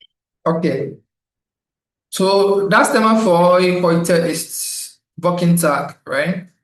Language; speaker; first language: German; non-native, fluent; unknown